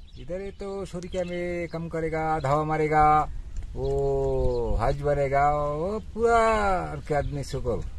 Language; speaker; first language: Hindi; non-native, learner; Bangla